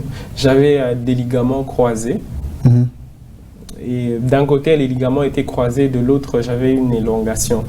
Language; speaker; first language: French; non-native, local second language; Swahili